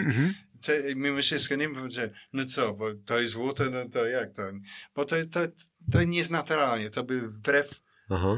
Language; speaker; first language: Polish; non-native, fluent; English